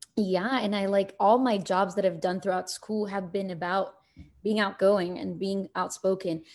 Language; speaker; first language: English; early bilingual, other home language; Arabic